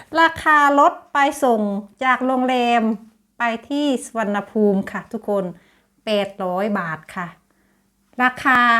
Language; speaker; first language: Thai; native; Thai